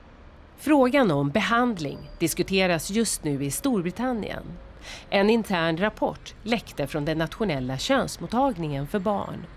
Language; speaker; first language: Swedish; native; Swedish